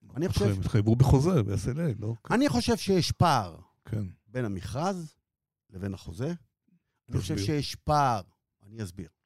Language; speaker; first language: Hebrew; native; Hebrew